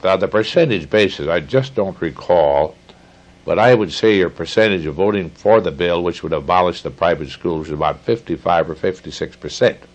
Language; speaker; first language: English; native; English